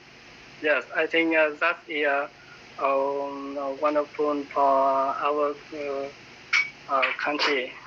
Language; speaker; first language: English; non-native, learner; Vietnamese